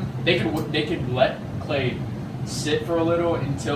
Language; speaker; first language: English; native; English